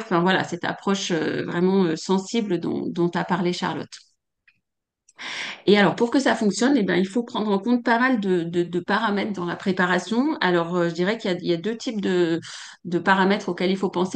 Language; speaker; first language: French; native; French